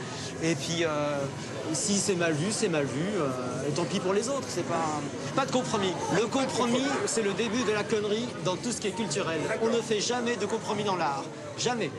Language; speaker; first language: French; native; French